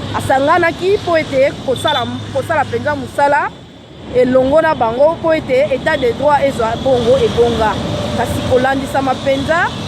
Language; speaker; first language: Lingala; native; Lingala